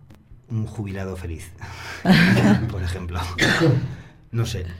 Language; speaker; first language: Spanish; native; Spanish